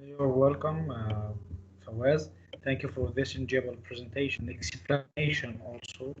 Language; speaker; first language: English; non-native, fluent; Arabic